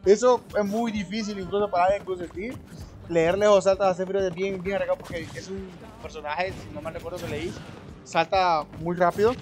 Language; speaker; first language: Spanish; native; Spanish